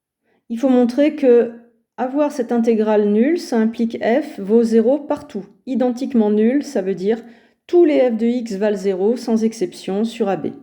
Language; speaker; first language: French; native; French